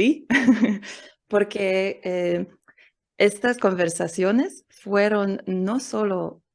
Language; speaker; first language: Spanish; non-native, learner; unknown